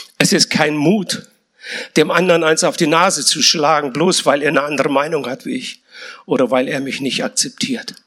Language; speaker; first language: German; early bilingual, other home language; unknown